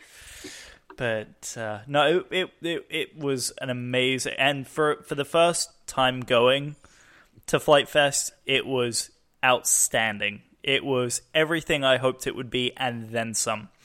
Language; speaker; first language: English; native; English